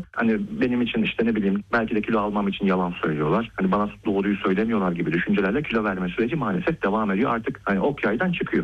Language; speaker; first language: Turkish; native; Turkish